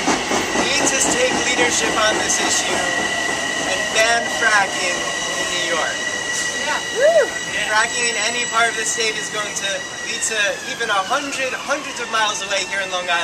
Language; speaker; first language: English; native; English